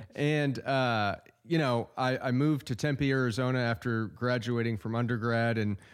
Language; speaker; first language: English; native; English